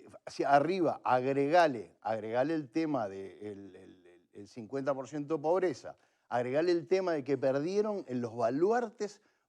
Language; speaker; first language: Spanish; native; Spanish